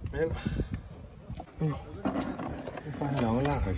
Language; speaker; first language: Chinese; native; Chinese